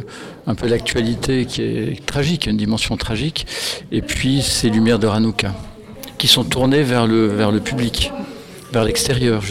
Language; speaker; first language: French; native; French